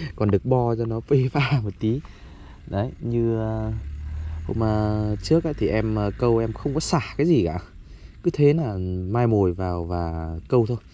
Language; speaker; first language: Vietnamese; native; Vietnamese